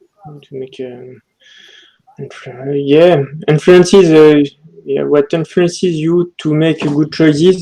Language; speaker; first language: English; non-native, learner; French